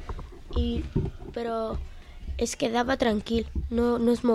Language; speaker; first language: Catalan; non-native, local second language; Spanish